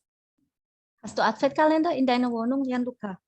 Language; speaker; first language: German; non-native, fluent; Indonesian